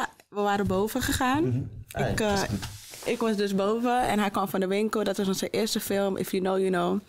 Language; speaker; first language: Dutch; native; Dutch